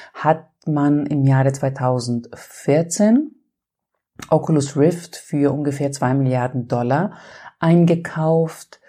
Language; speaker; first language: German; non-native, fluent; Greek